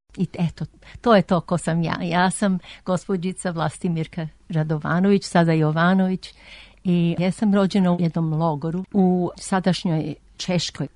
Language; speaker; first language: Serbian; early bilingual, heritage; Serbian